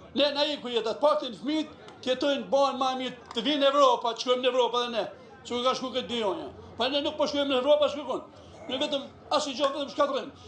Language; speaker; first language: Albanian; native; Albanian